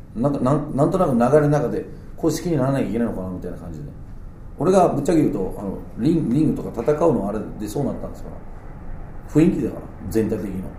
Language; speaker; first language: Japanese; non-native, fluent; Danish